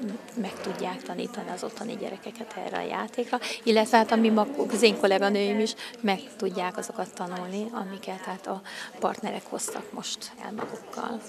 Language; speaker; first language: Hungarian; native; Hungarian